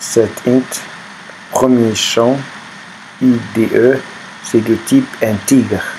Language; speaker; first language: French; non-native, local second language; Arabic